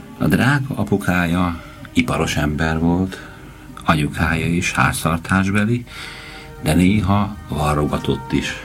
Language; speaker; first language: Hungarian; native; Hungarian